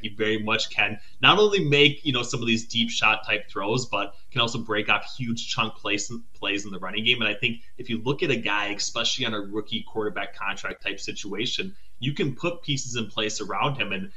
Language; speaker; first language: English; native; English